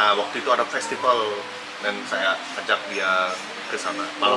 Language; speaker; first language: Indonesian; non-native, local second language; Balinese